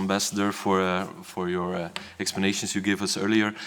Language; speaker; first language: English; non-native, fluent; Dutch